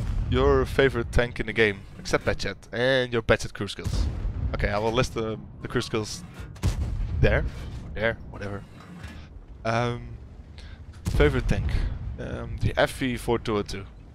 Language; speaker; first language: English; non-native, fluent; Dutch